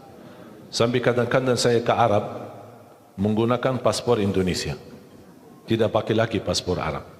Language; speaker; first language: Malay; non-native, fluent; Arabic